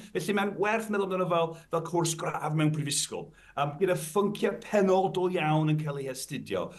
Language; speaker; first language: Welsh; non-native, fluent; English